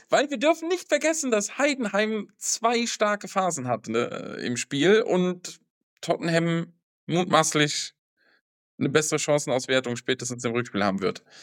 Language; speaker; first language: German; native; German